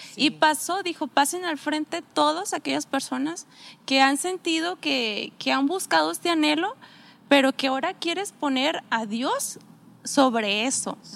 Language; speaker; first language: Spanish; native; Spanish